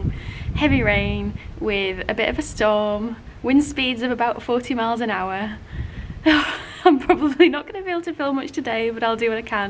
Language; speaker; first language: English; native; English